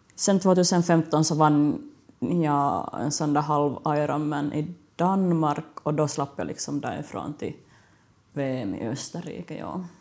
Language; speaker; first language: Swedish; native; Swedish